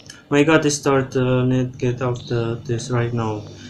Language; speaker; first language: English; non-native, learner; Indonesian